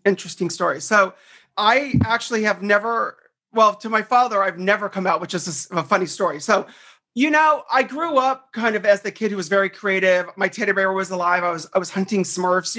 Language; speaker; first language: English; native; English